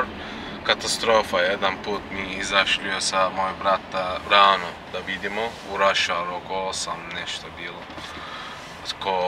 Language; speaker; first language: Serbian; non-native, learner; Turkish